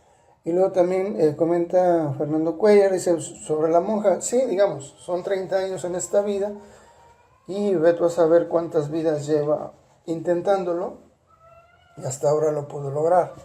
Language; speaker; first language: Spanish; native; Spanish